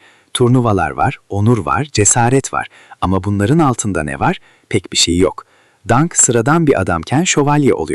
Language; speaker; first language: Turkish; native; Turkish